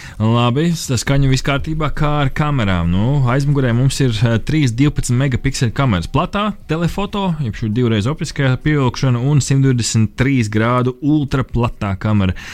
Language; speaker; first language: Latvian; native; Latvian